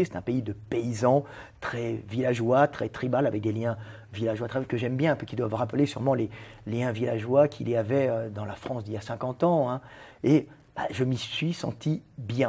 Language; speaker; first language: French; native; French